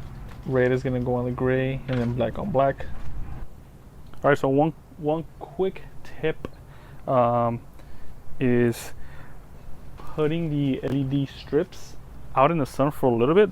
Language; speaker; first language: English; native; English